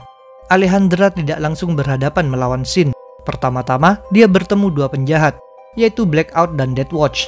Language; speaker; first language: Indonesian; native; Indonesian